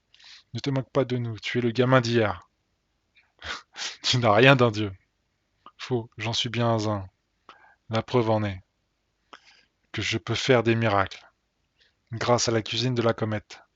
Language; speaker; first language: French; native; French